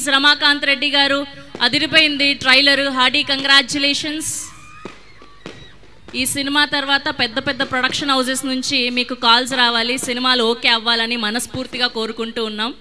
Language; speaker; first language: Telugu; native; Telugu